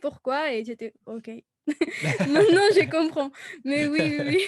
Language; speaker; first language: French; non-native, fluent; Spanish